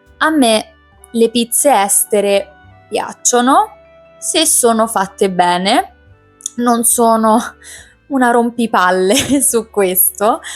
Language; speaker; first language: Italian; native; Italian